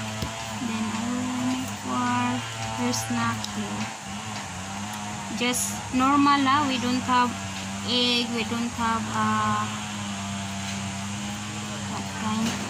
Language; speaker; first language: English; non-native, learner; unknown